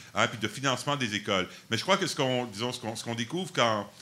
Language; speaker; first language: French; non-native, local second language; English